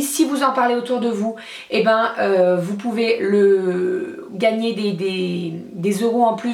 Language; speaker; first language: French; native; French